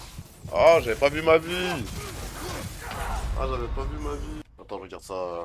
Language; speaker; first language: French; native; French